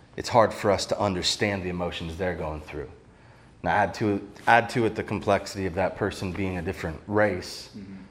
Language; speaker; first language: English; native; English